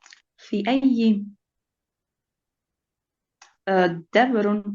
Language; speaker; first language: Arabic; non-native, learner; Bosnian